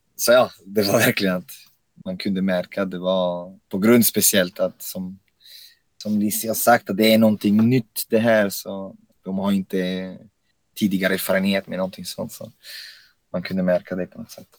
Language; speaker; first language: Swedish; non-native, fluent; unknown